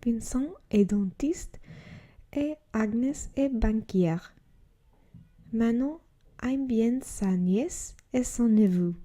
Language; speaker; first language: French; non-native, learner; English